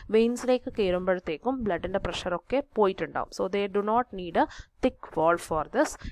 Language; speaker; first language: English; non-native, local second language; Malayalam